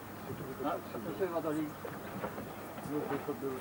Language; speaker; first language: French; native; French